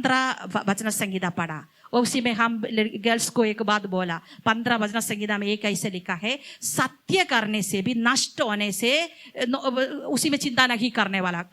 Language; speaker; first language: Hindi; non-native, local second language; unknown